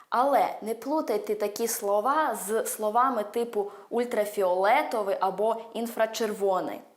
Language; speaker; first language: Ukrainian; early bilingual, heritage; Ukrainian